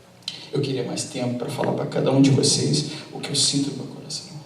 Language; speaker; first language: Portuguese; native; Portuguese